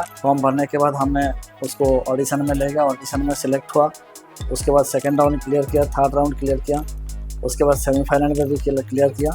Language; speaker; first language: Hindi; non-native, local second language; Bangla